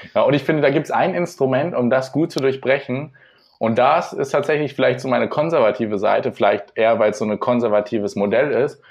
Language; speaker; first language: German; native; German